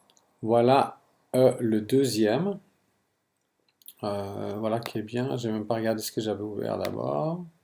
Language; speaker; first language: French; native; French